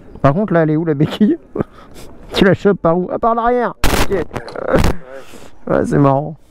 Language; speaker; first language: French; native; French